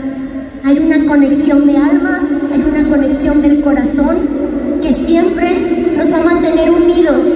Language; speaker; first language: Spanish; non-native, fluent; Portuguese